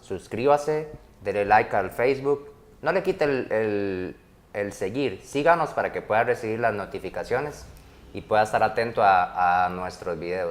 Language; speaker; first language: Spanish; native; Spanish